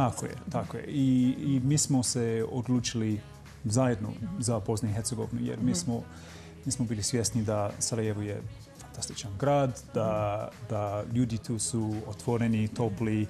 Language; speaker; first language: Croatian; non-native, fluent; English